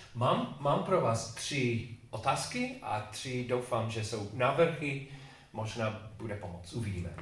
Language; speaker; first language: Czech; non-native, learner; English